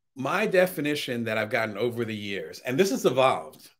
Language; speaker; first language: English; native; English